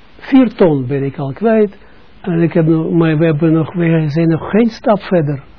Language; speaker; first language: Dutch; non-native, fluent; Russian